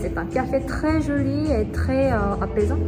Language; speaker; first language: French; non-native, learner; Korean